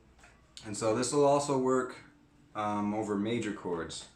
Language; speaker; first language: English; native; English